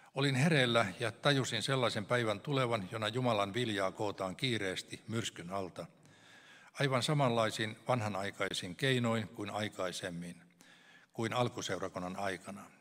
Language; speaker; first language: Finnish; native; Finnish